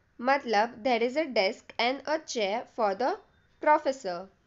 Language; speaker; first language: English; non-native, local second language; Hindi